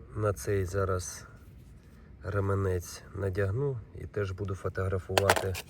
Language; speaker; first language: Ukrainian; non-native, local second language; Russian